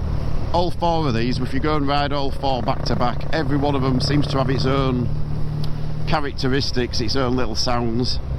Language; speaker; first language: English; native; English